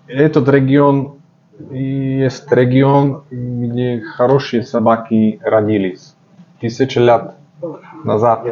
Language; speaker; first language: Russian; non-native, learner; Slovak